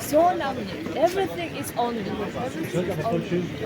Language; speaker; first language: English; non-native, learner; Russian